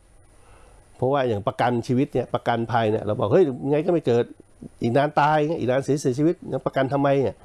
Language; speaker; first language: Thai; native; Thai